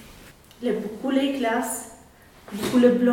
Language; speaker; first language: French; non-native, learner; Albanian